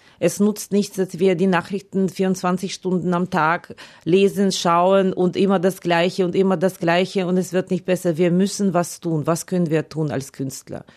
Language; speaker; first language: German; non-native, fluent; Ukrainian